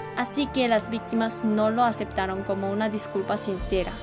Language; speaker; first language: Spanish; non-native, fluent; Korean